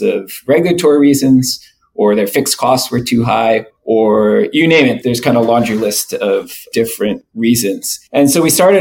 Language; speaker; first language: English; native; English